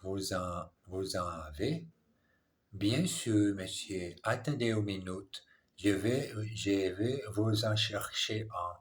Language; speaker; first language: French; non-native, learner; English